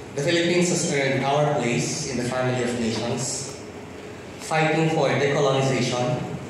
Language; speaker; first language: English; non-native, local second language; Filipino